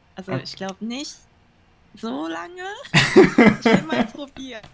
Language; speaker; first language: German; early bilingual, other home language; Japanese